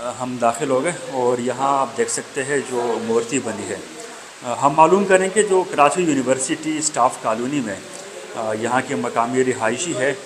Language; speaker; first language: Urdu; native; Urdu